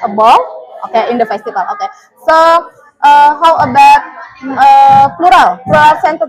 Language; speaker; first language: English; non-native, learner; Indonesian